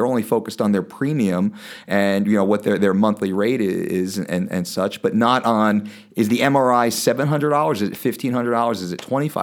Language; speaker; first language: English; native; English